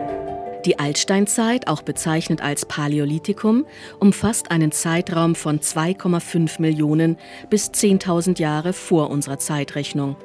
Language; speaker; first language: German; native; German